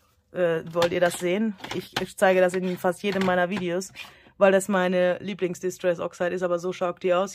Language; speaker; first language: German; native; German